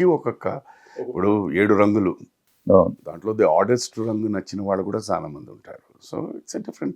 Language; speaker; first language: Telugu; native; Telugu